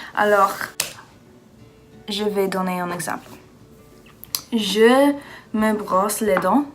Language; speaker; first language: French; non-native, learner; English